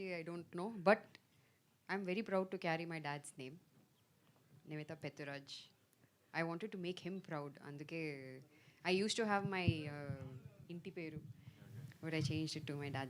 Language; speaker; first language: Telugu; non-native, fluent; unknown